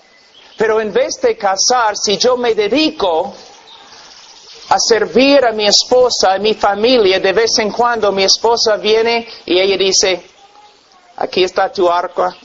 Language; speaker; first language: Spanish; non-native, fluent; English